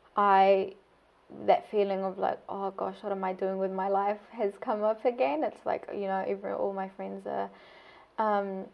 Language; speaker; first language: English; non-native, fluent; Arabic